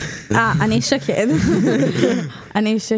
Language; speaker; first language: Hebrew; native; Hebrew